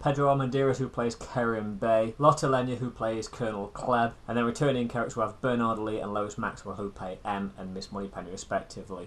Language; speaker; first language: English; native; English